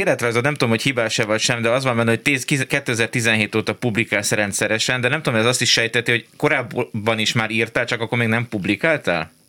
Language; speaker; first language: Hungarian; native; Hungarian